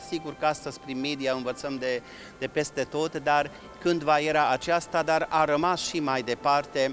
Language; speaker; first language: Romanian; non-native, local second language; Hungarian